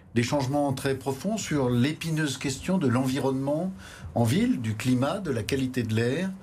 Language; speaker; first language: French; native; French